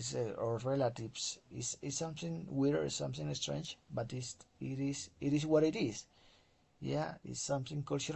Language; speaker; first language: English; non-native, fluent; Spanish